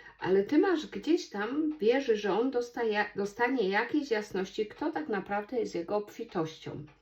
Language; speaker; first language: Polish; native; Polish